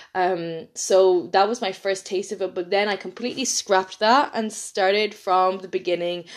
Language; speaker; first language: English; native; English